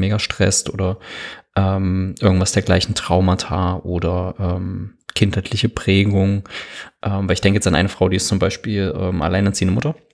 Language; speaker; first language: German; native; German